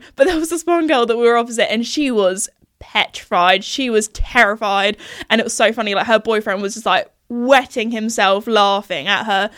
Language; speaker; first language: English; native; English